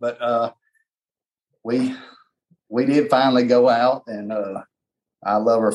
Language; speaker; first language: English; native; English